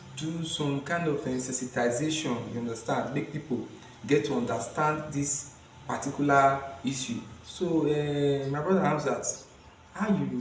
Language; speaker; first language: Nigerian Pidgin; native; Nigerian Pidgin